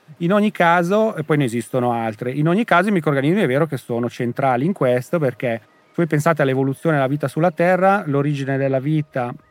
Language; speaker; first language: Italian; native; Italian